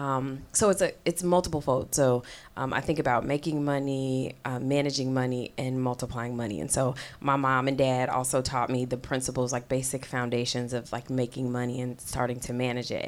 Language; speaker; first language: English; native; English